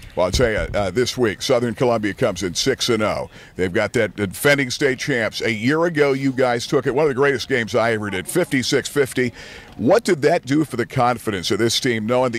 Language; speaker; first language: English; native; English